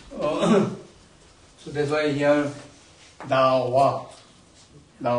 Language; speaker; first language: English; non-native, learner; Tibetan